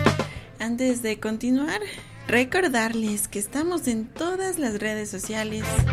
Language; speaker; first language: Spanish; native; Spanish